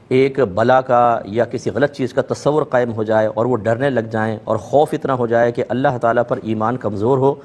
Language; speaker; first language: Urdu; native; Urdu